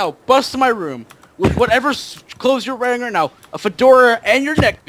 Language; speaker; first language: English; native; English